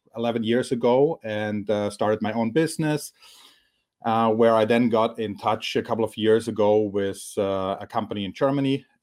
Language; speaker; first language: English; non-native, fluent; German